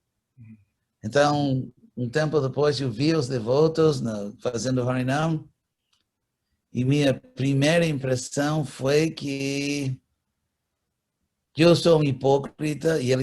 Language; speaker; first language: Portuguese; non-native, fluent; English